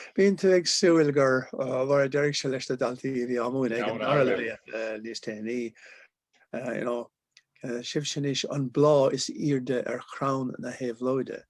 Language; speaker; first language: Irish; non-native, local second language; English